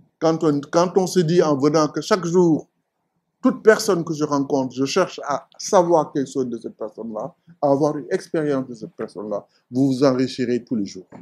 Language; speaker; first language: French; non-native, local second language; Wolof